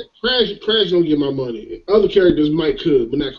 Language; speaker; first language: English; native; English